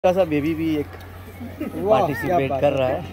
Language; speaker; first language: Hindi; native; Hindi